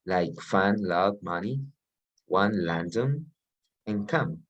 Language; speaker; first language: English; non-native, fluent; Spanish